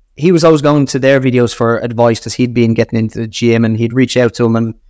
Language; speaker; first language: English; native; English